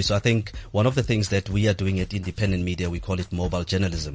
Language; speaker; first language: English; non-native, local second language; Southern Sotho